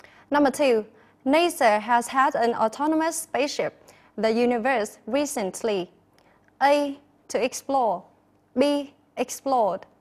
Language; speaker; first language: English; non-native, fluent; Vietnamese